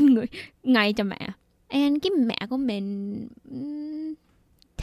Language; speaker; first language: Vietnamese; early bilingual, heritage; Vietnamese